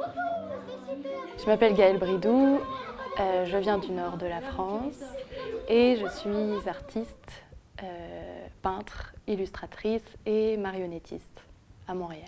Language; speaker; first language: French; native; French